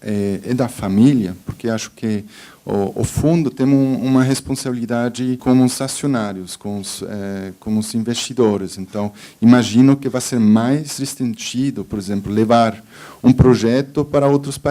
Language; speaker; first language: Portuguese; non-native, fluent; Spanish